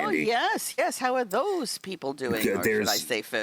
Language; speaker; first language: English; native; English